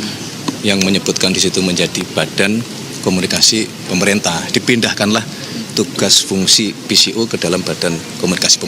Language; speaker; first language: Indonesian; native; Indonesian